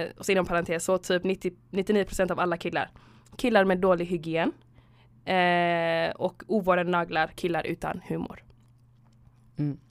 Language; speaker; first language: Swedish; early bilingual, other home language; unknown